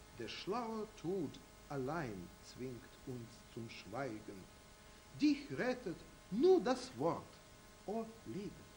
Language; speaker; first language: German; non-native, fluent; Russian